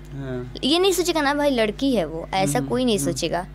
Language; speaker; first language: Hindi; non-native, local second language; Bhojpuri